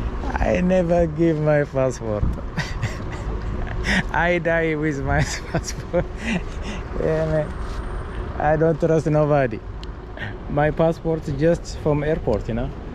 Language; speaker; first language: English; non-native, learner; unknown